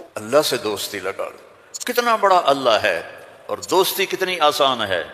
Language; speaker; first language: Urdu; non-native, local second language; Punjabi